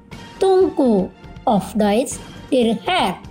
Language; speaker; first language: German; non-native, local second language; Indonesian